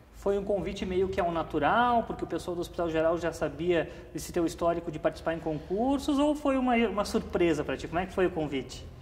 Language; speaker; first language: Portuguese; native; Portuguese